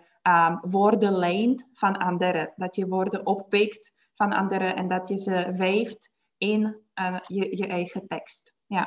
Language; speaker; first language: Dutch; non-native, fluent; Czech